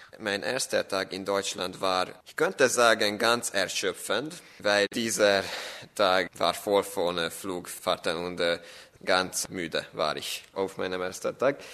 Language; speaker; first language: German; non-native, fluent; Hungarian